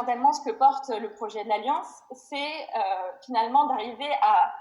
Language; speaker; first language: French; native; French